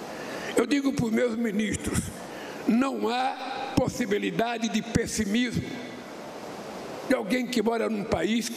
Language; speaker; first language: Portuguese; native; Portuguese